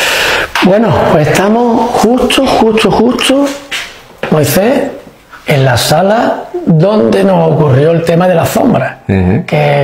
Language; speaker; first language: Spanish; native; Spanish